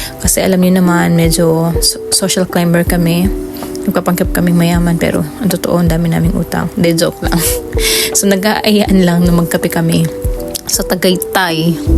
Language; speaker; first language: Filipino; native; Filipino